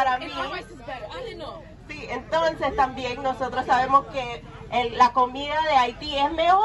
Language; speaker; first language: Spanish; non-native, learner; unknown